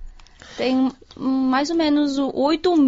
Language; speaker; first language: Portuguese; non-native, fluent; Chinese